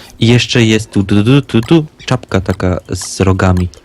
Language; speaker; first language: Polish; native; Polish